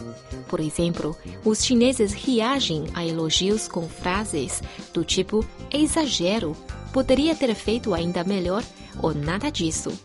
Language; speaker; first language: Portuguese; non-native, fluent; Chinese